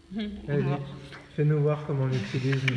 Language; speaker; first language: French; native; French